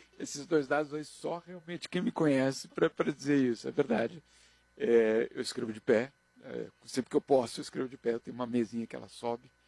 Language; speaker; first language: Portuguese; native; Portuguese